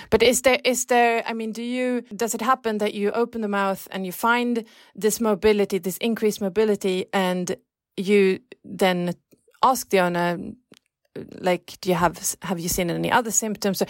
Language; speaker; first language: English; non-native, fluent; Swedish